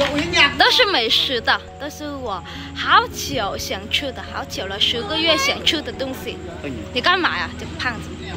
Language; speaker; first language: Chinese; non-native, fluent; Vietnamese